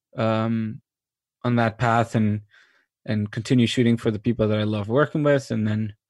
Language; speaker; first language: English; non-native, fluent; Spanish